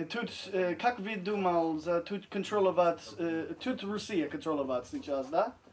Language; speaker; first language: Russian; non-native, learner; English